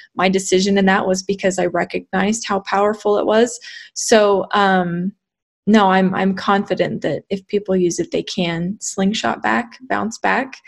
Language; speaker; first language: English; native; English